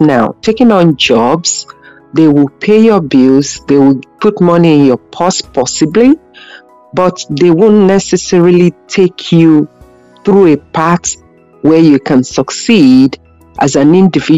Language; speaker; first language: English; non-native, local second language; Yoruba